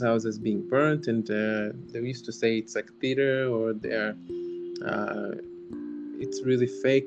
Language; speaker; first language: English; non-native, local second language; Kinyarwanda